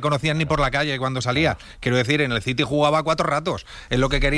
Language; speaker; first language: Spanish; native; Spanish